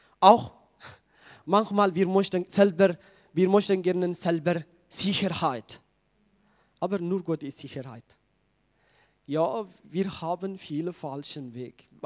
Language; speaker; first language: German; non-native, learner; Tigrinya